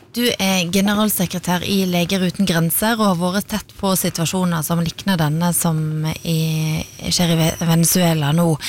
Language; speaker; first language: Norwegian; native; Norwegian